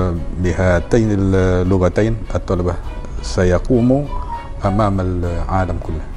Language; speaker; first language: Arabic; non-native, learner; Indonesian